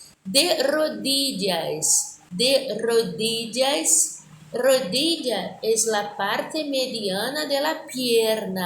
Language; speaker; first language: Spanish; non-native, fluent; Portuguese